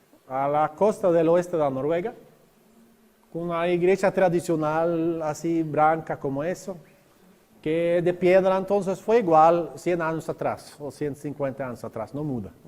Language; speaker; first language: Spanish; non-native, learner; Norwegian